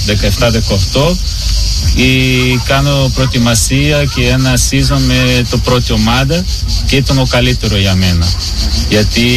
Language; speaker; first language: Greek; non-native, learner; Portuguese